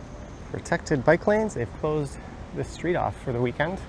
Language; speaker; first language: English; native; English